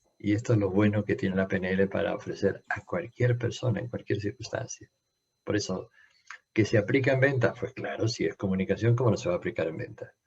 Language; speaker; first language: Spanish; native; Spanish